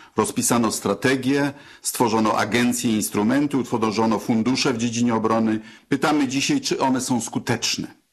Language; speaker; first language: Polish; native; Polish